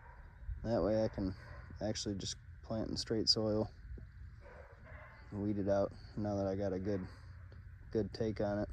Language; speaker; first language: English; native; English